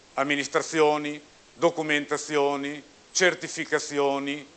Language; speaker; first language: Italian; native; Italian